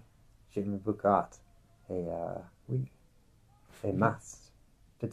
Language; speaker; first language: French; non-native, fluent; English